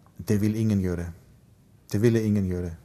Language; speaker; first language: Norwegian; non-native, fluent; German